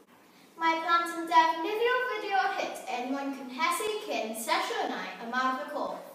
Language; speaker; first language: Welsh; non-native, local second language; English